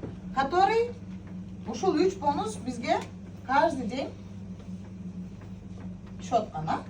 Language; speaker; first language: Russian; non-native, local second language; Kyrgyz